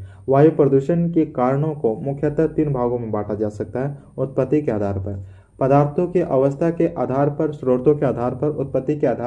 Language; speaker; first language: Hindi; native; Hindi